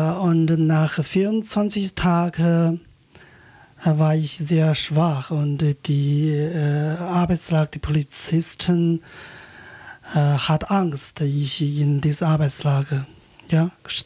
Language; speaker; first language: German; non-native, learner; Chinese